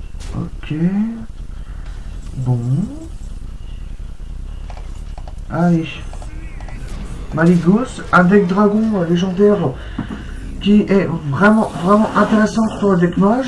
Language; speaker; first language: French; native; French